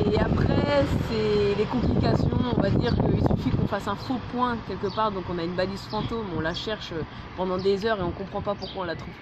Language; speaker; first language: French; native; French